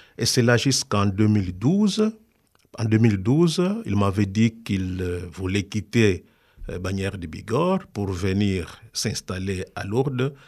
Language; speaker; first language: French; non-native, local second language; Kongo